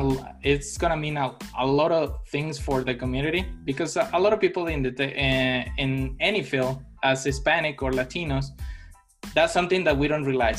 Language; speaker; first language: English; non-native, fluent; Spanish